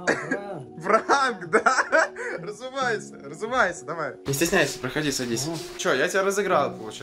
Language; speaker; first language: Russian; native; Russian